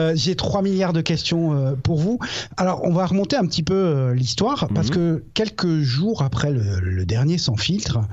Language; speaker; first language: French; native; French